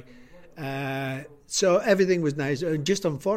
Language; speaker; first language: English; native; English